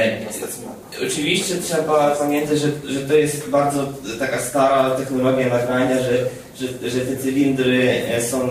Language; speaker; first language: Polish; non-native, fluent; Ukrainian